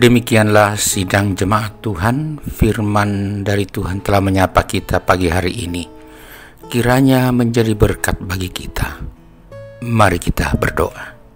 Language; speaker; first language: Indonesian; native; Indonesian